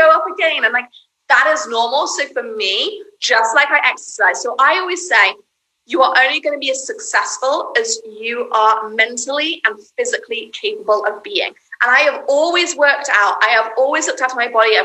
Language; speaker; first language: English; native; English